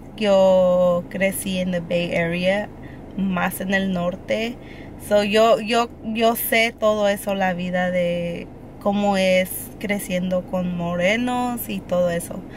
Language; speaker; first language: Spanish; early bilingual, heritage; Spanish